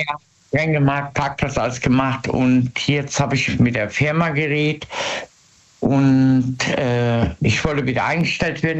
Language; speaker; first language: German; native; German